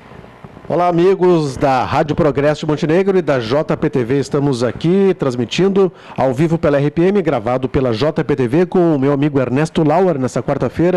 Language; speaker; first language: Portuguese; native; Portuguese